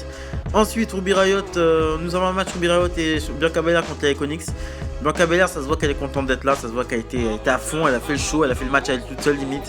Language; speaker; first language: French; native; French